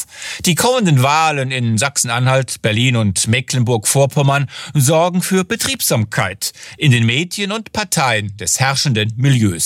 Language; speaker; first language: German; native; German